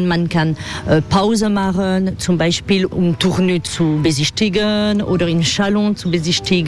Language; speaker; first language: German; non-native, fluent; French